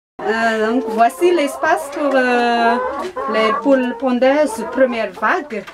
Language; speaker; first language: French; non-native, local second language; Malagasy